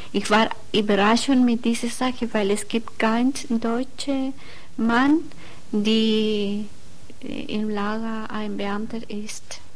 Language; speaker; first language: German; non-native, learner; Spanish